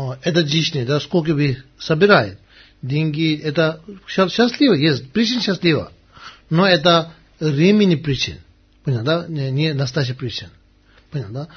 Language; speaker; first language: Russian; non-native, learner; Tibetan